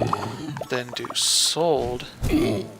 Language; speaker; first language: English; native; English